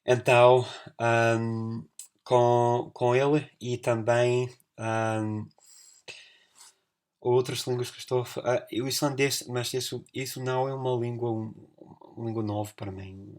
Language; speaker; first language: Portuguese; non-native, fluent; English